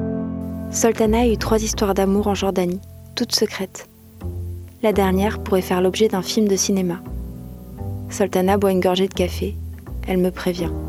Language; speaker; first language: French; native; French